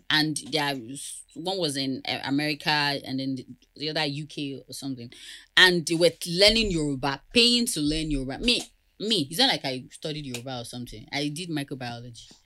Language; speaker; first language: English; non-native, local second language; Yoruba